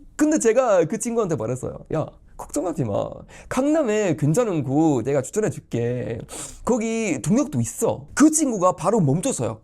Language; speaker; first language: Korean; non-native, fluent; Swedish